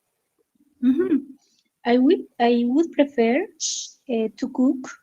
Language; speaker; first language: English; non-native, learner; Spanish